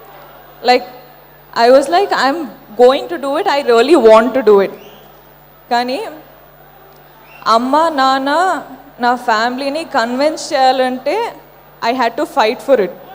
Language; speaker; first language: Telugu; non-native, local second language; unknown